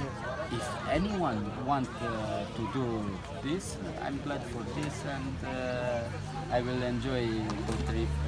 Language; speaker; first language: English; non-native, learner; Romanian